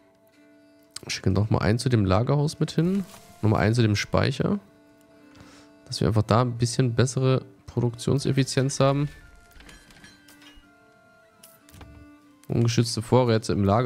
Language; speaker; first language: German; native; German